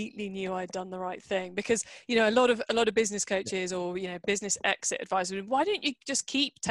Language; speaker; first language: English; native; English